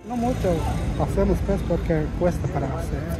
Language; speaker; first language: Spanish; non-native, local second language; Tzeltal